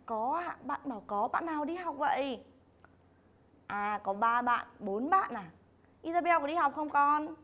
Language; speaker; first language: Vietnamese; native; Vietnamese